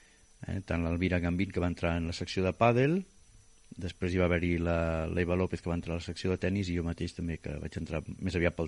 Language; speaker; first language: Catalan; native; Catalan